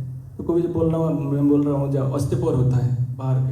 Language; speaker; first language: Hindi; non-native, local second language; Bangla